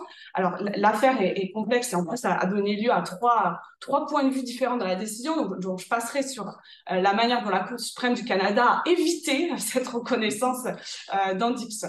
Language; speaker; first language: French; native; French